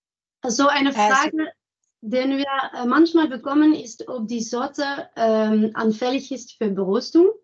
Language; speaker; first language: German; non-native, fluent; French